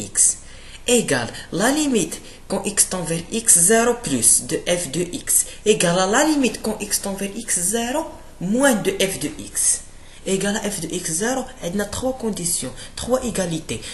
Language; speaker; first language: French; non-native, local second language; Arabic